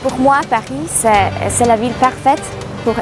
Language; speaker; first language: French; non-native, fluent; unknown